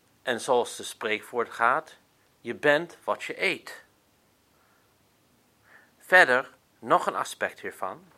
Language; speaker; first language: Dutch; non-native, fluent; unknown